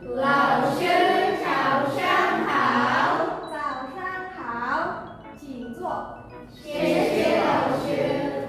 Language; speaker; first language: Chinese; non-native, fluent; Indonesian